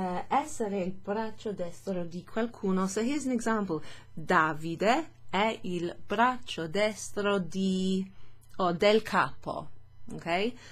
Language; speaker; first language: Italian; non-native, fluent; English